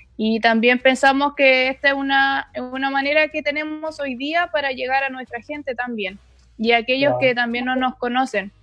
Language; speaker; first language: Spanish; native; Spanish